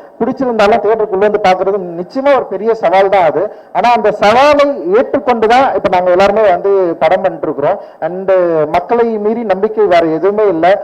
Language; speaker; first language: Tamil; native; Tamil